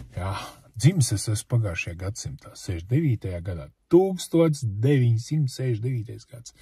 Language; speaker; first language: Latvian; early bilingual, other home language; Lithuanian